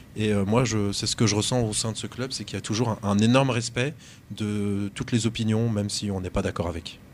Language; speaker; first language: French; native; French